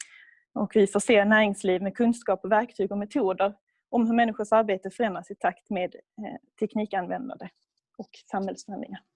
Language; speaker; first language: Swedish; native; Swedish